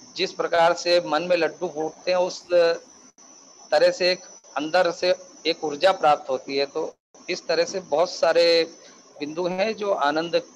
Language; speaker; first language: Hindi; native; Hindi